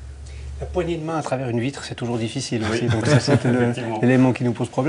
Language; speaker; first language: French; native; French